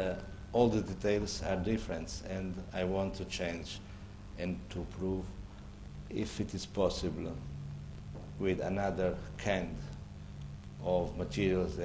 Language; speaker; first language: English; non-native, learner; Portuguese